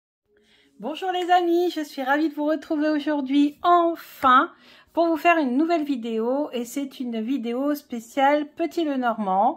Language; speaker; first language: French; native; French